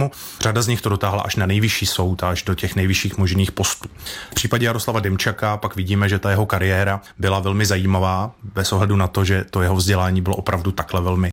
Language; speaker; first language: Czech; native; Czech